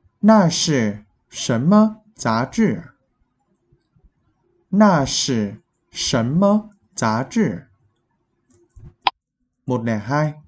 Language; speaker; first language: Chinese; non-native, fluent; Vietnamese